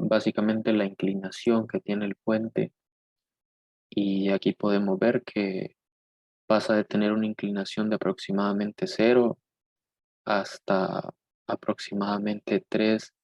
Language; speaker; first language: Spanish; native; Spanish